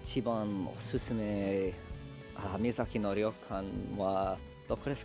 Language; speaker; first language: Japanese; non-native, learner; English